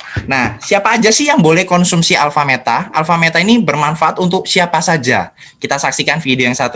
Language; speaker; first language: Indonesian; native; Indonesian